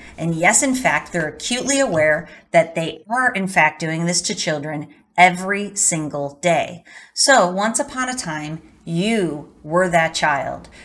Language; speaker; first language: English; native; English